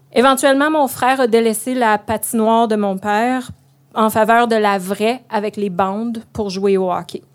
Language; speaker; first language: French; native; French